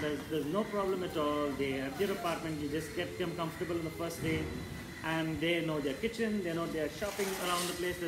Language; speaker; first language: English; non-native, local second language; Konkani